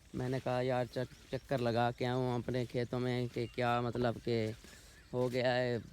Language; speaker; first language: Urdu; non-native, local second language; Saraiki